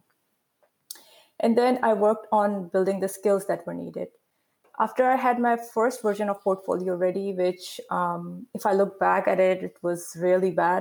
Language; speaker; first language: English; non-native, local second language; Urdu